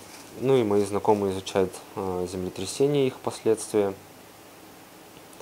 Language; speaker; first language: Russian; native; Russian